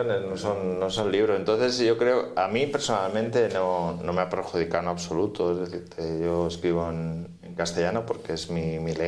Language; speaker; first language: Spanish; native; Spanish